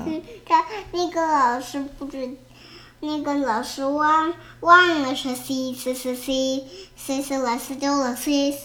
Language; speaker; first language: Chinese; early bilingual, other home language; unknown